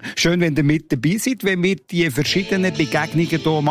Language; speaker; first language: German; native; German